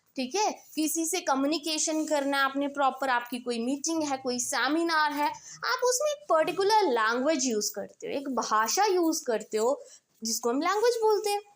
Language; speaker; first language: Hindi; non-native, local second language; Punjabi